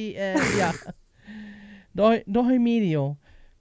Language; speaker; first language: Spanish; non-native, learner; German